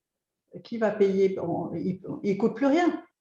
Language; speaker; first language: French; native; French